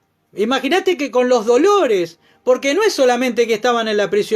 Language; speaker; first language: Spanish; native; Spanish